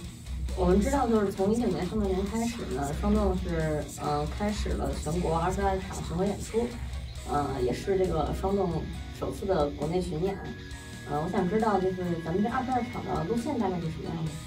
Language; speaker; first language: Chinese; native; Chinese